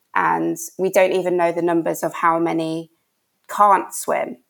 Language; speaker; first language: English; native; English